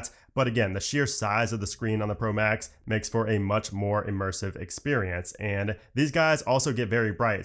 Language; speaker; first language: English; native; English